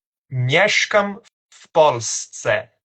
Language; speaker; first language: Polish; non-native, fluent; Portuguese